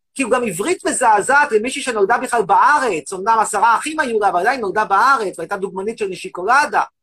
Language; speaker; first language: Hebrew; native; Hebrew